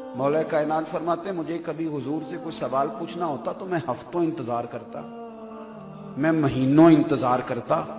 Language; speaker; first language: Urdu; non-native, local second language; Punjabi